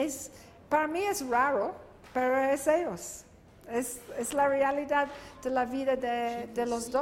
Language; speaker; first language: Spanish; non-native, learner; English